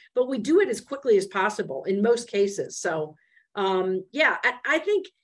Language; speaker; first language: English; native; English